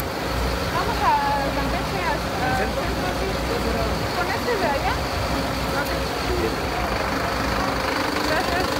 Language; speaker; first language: Spanish; non-native, fluent; German